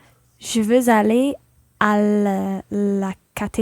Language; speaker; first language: French; non-native, learner; English